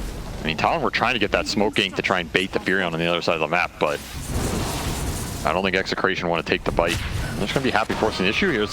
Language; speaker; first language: English; native; English